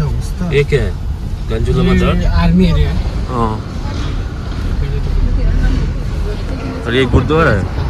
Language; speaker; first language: Hindi; non-native, local second language; Bangla